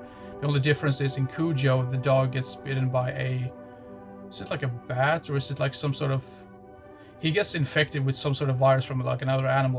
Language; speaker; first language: English; non-native, fluent; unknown